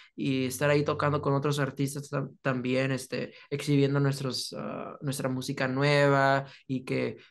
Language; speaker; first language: Spanish; early bilingual, heritage; Spanish